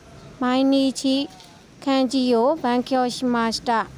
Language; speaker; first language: Japanese; non-native, learner; Burmese